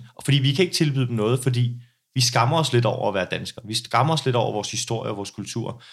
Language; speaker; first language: Danish; early bilingual, other home language; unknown